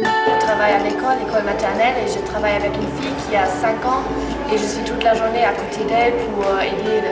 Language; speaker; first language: French; non-native, fluent; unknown